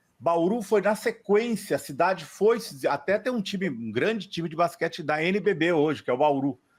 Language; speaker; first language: Portuguese; native; Portuguese